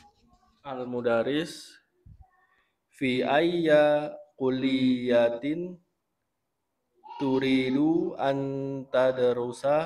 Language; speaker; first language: Arabic; non-native, learner; Indonesian